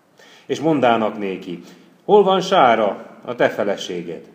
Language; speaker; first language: Hungarian; native; Hungarian